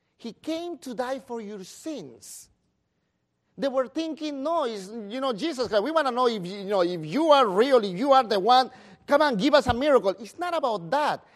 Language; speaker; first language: English; non-native, fluent; Spanish